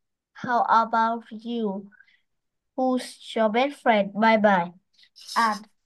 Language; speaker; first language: English; non-native, learner; Vietnamese